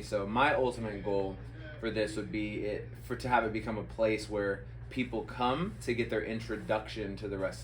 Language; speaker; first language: English; native; English